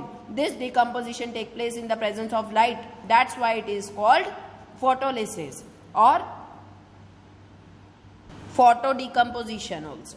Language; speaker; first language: English; non-native, local second language; Hindi